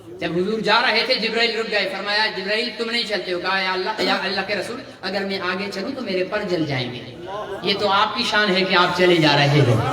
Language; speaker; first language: Urdu; non-native, local second language; Sindhi